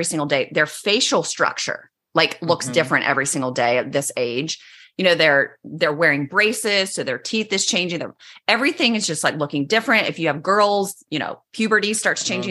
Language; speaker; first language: English; native; English